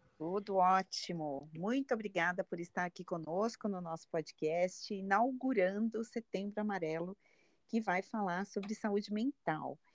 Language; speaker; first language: Portuguese; native; Portuguese